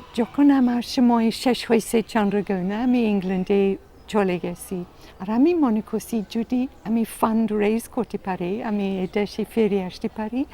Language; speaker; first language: Bangla; non-native, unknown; English